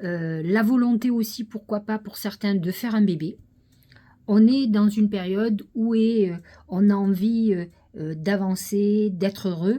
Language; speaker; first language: French; native; French